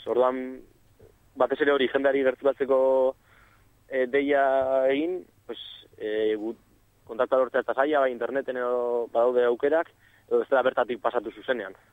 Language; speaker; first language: Basque; non-native, local second language; Spanish